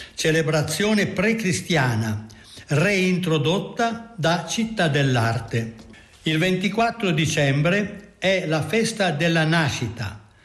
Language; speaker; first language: Italian; native; Italian